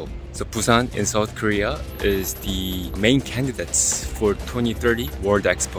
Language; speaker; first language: English; non-native, fluent; Korean